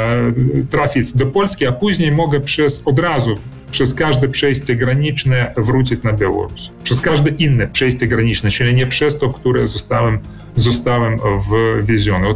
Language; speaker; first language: Polish; early bilingual, heritage; Polish